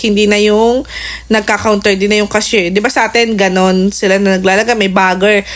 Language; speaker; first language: Filipino; native; Filipino